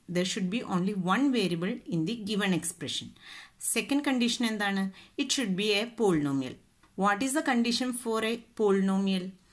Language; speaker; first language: English; non-native, local second language; Malayalam